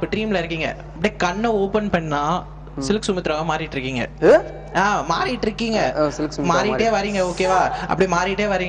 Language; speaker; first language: Tamil; native; Tamil